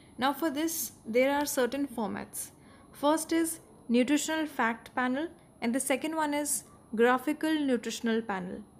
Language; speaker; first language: English; non-native, local second language; Hindi